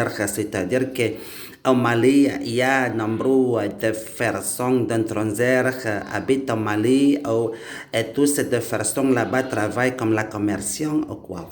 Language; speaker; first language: French; non-native, learner; Indonesian